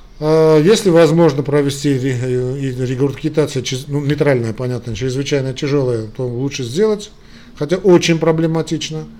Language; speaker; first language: Russian; non-native, local second language; Armenian